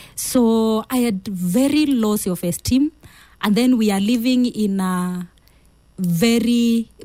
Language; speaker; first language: English; non-native, local second language; Kamba